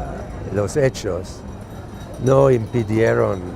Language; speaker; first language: Spanish; non-native, fluent; English